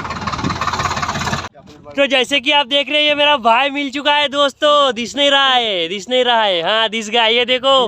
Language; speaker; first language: Hindi; non-native, local second language; Marathi